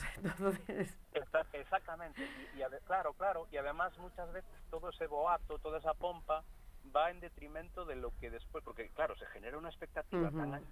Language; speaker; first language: Spanish; non-native, local second language; Galician